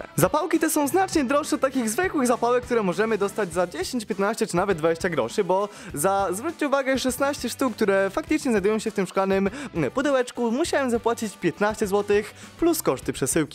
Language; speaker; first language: Polish; native; Polish